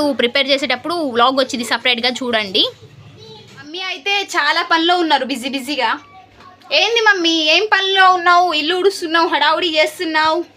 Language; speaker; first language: Telugu; native; Telugu